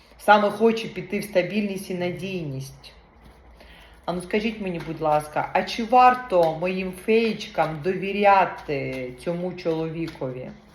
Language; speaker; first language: Ukrainian; non-native, local second language; Russian